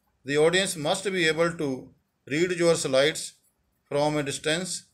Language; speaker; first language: English; non-native, local second language; Punjabi